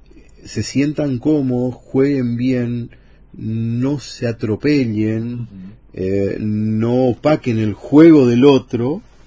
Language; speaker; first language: Spanish; native; Spanish